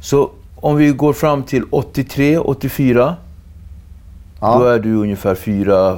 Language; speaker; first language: Swedish; native; Swedish